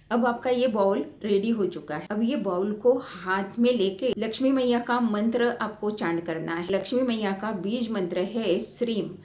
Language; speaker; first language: Hindi; native; Hindi